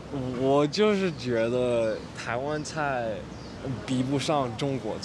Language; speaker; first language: Chinese; non-native, fluent; English